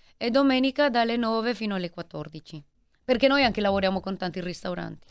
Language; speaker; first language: Italian; non-native, fluent; Spanish